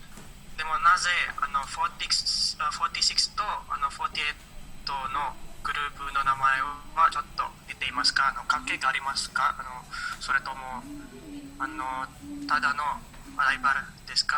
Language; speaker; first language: Japanese; non-native, learner; Indonesian